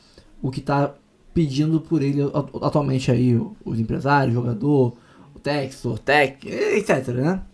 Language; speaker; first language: Portuguese; native; Portuguese